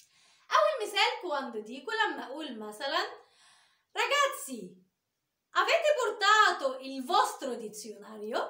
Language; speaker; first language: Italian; non-native, fluent; Arabic